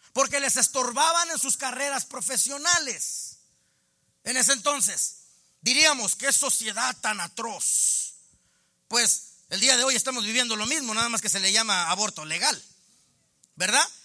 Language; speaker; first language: Spanish; native; Spanish